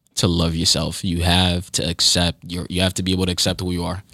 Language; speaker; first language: English; early bilingual, other home language; Haitian Creole